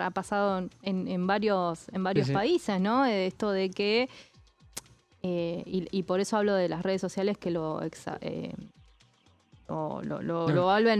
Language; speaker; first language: Spanish; native; Spanish